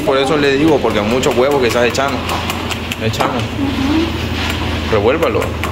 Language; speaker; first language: Spanish; native; Spanish